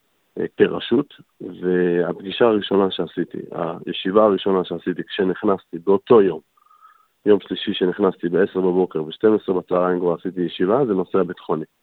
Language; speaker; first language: Hebrew; native; Hebrew